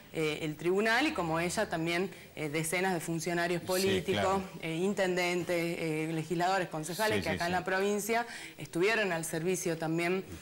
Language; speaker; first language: Spanish; native; Spanish